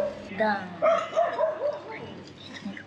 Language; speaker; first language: German; non-native, learner; Japanese